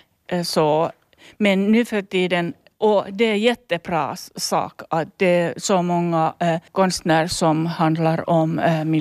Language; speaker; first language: Swedish; non-native, learner; Finnish